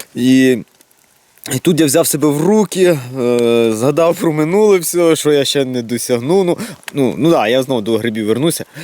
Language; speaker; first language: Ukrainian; native; Ukrainian